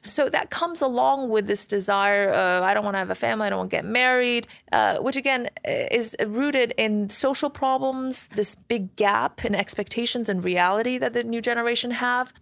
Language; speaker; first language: English; non-native, fluent; Chinese